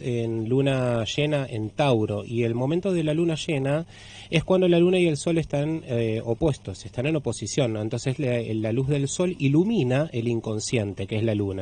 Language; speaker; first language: Spanish; native; Spanish